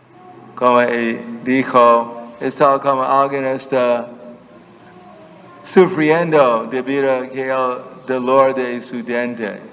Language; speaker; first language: Spanish; non-native, fluent; English